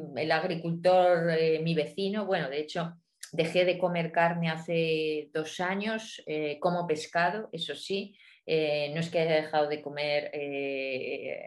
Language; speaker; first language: Spanish; native; Spanish